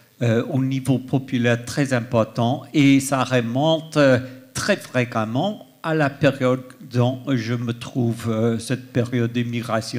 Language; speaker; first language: French; non-native, fluent; English